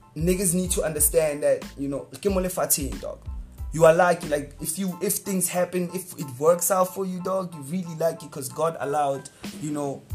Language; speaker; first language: English; non-native, local second language; Northern Sotho